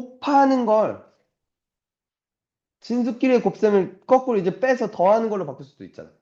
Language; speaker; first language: Korean; native; Korean